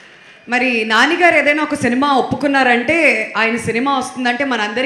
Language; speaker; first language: Telugu; native; Telugu